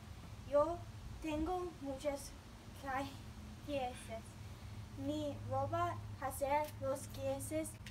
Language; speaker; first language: Spanish; non-native, learner; English